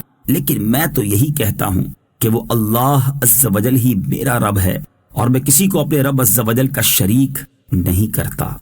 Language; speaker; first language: Urdu; native; Urdu